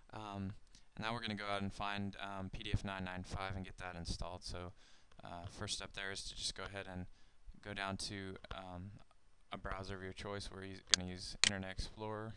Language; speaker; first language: English; native; English